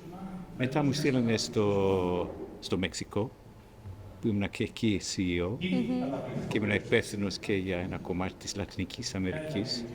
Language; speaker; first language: Greek; early bilingual, heritage; Greek